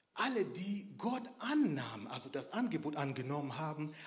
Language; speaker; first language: German; non-native, fluent; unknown